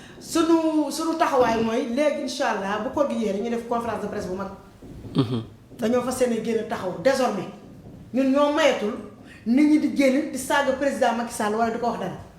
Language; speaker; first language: Wolof; non-native, local second language; Fula